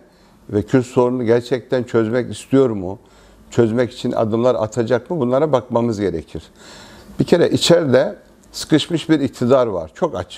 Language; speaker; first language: Turkish; native; Turkish